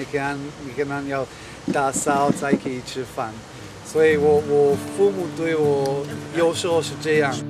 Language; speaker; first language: Chinese; non-native, fluent; Hebrew